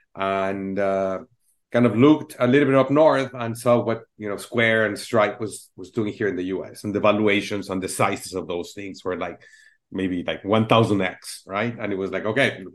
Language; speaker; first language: English; non-native, fluent; Spanish